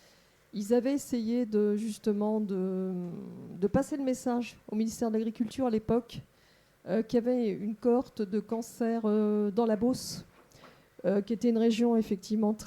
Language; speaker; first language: French; native; French